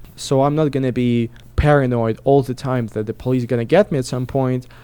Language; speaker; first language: English; non-native, fluent; Russian